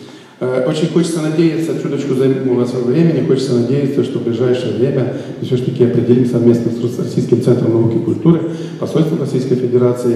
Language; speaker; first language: Russian; native; Russian